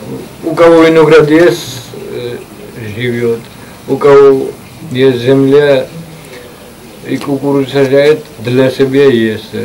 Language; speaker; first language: Russian; non-native, local second language; Georgian